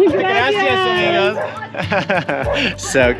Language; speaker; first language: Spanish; non-native, learner; English